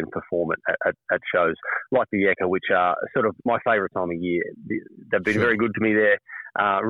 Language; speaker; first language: English; native; English